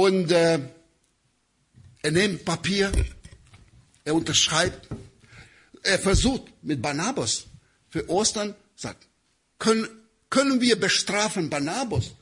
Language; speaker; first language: German; non-native, learner; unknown